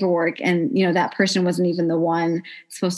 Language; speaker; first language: English; native; English